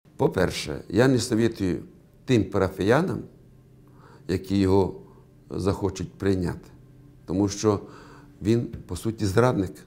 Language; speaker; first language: Ukrainian; native; Ukrainian